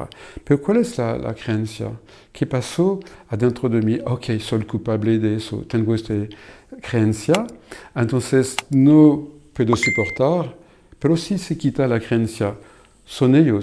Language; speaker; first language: Spanish; non-native, fluent; French